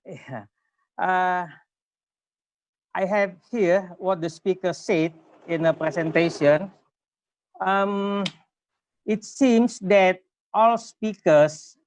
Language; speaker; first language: English; non-native, local second language; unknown